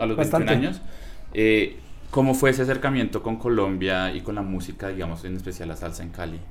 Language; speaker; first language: Spanish; native; Spanish